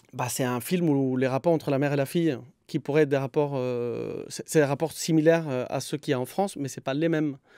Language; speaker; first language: French; non-native, fluent; Spanish